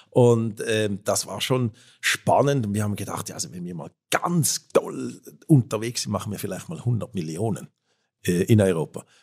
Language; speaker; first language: German; native; German